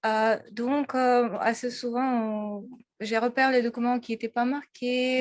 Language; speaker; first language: French; non-native, fluent; Russian